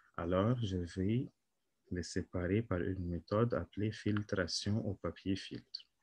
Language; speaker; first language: French; non-native, local second language; Arabic